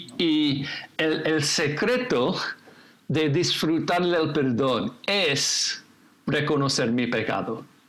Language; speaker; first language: Spanish; non-native, fluent; English